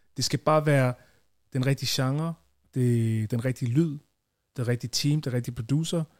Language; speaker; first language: Danish; early bilingual, other home language; Ganda